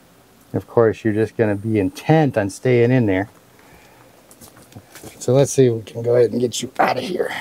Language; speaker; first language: English; native; English